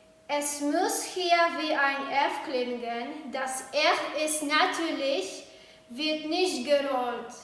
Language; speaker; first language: German; non-native, learner; Polish